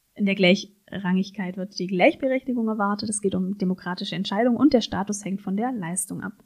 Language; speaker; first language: German; native; German